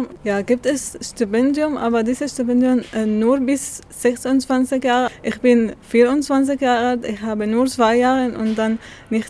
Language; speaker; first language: German; non-native, learner; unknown